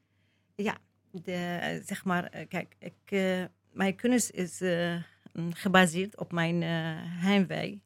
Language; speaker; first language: Dutch; non-native, learner; Arabic